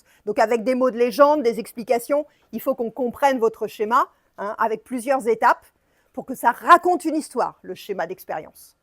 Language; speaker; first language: French; native; French